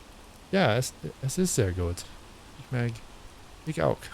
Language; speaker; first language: German; non-native, learner; English